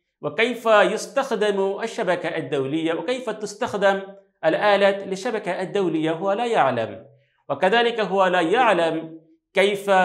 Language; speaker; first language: Arabic; non-native, fluent; Bangla